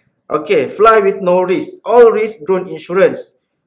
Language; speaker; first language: English; non-native, local second language; Malay